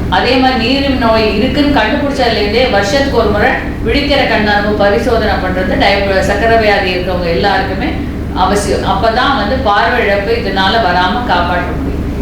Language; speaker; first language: Tamil; native; Tamil